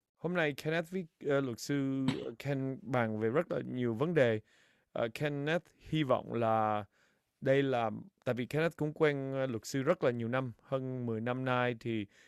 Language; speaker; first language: Vietnamese; early bilingual, heritage; Vietnamese